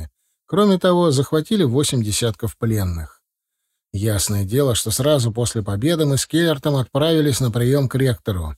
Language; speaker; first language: Russian; native; Russian